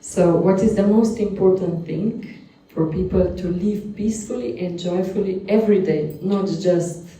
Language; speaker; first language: English; non-native, fluent; Slovenian